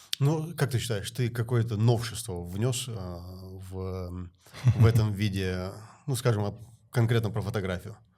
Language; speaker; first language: Russian; non-native, local second language; Ingush